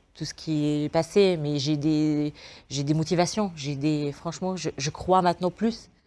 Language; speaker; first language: French; non-native, fluent; Arabic